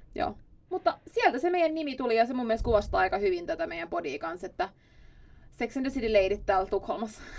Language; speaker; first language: Finnish; non-native, local second language; Swedish